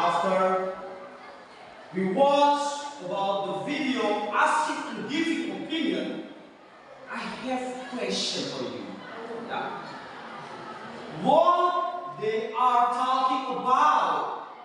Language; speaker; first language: English; non-native, learner; Indonesian